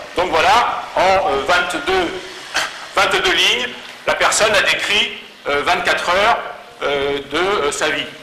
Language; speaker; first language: French; native; French